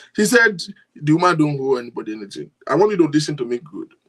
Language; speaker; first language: English; non-native, local second language; Yoruba